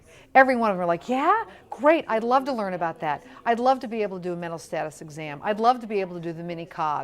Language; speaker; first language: English; native; English